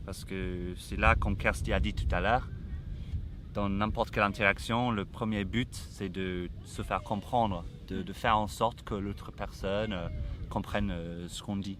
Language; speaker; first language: French; non-native, fluent; English